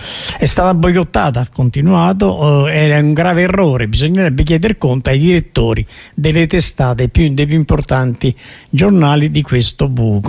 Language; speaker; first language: Italian; native; Italian